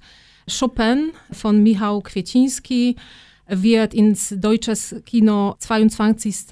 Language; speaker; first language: German; non-native, fluent; Polish